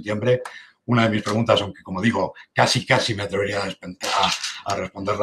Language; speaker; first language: Spanish; native; Spanish